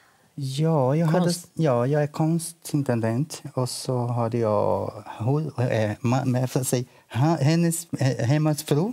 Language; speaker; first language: Swedish; non-native, learner; Portuguese